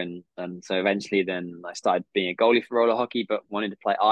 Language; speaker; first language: English; native; English